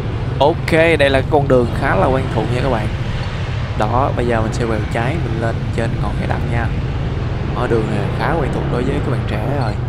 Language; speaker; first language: Vietnamese; native; Vietnamese